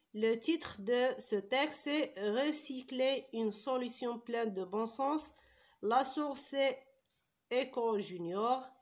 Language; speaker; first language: French; non-native, local second language; Arabic